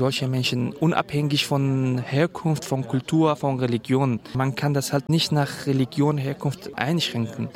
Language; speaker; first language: German; non-native, fluent; Kurdish